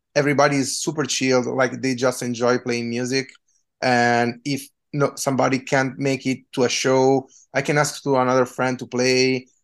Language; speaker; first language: English; non-native, fluent; Italian